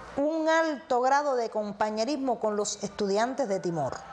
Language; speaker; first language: Spanish; native; Spanish